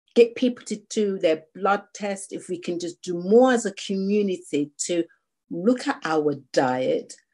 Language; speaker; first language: English; native; English